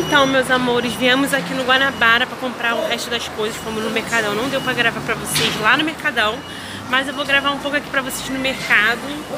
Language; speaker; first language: Portuguese; native; Portuguese